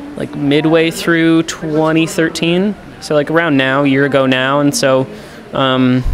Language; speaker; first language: English; native; English